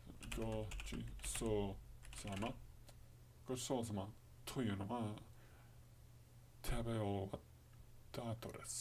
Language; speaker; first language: Japanese; non-native, learner; English